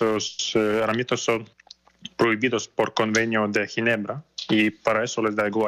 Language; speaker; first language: Spanish; non-native, fluent; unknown